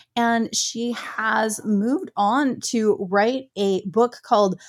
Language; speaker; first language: English; native; English